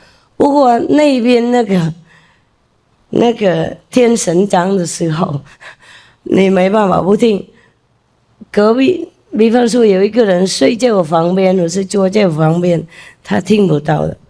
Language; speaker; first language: Chinese; non-native, fluent; Vietnamese